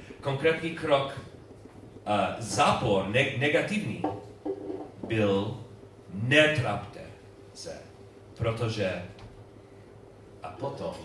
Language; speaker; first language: Czech; non-native, learner; English